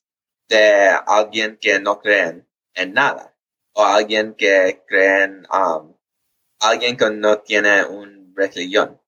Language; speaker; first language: Spanish; early bilingual, heritage; English